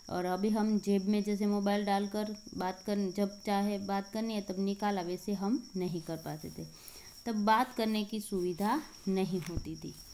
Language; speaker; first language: Hindi; non-native, local second language; Gujarati